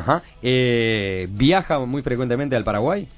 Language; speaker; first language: Spanish; native; Spanish